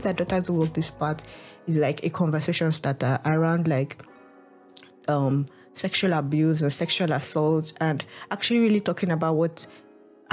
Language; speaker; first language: English; non-native, local second language; Yoruba